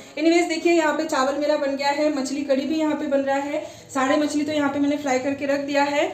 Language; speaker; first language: Hindi; non-native, local second language; Bangla